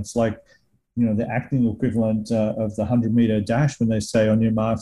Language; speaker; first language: English; native; English